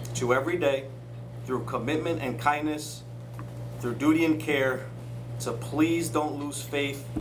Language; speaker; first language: English; early bilingual, other home language; Spanish